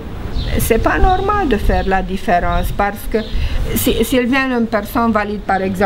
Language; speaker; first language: French; non-native, fluent; Romanian